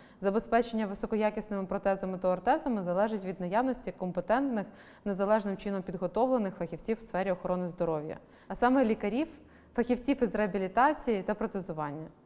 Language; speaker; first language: Ukrainian; native; Ukrainian